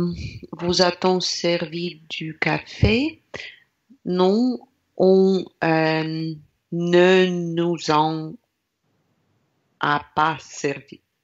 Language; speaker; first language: French; non-native, learner; Russian